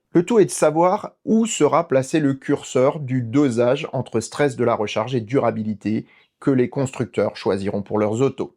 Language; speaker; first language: French; native; French